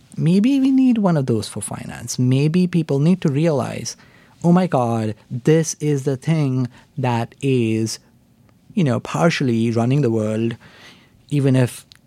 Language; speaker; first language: English; non-native, local second language; Hindi